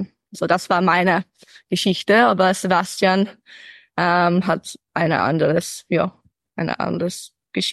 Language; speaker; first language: German; early bilingual, heritage; English